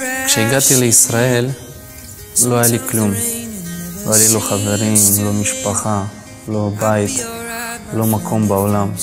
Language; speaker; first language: Hebrew; non-native, fluent; Russian